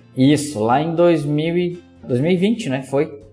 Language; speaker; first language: Portuguese; native; Portuguese